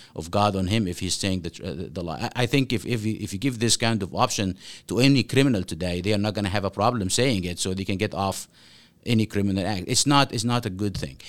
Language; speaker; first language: English; non-native, fluent; Arabic